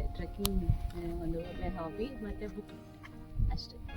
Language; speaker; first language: Kannada; early bilingual, heritage; Kannada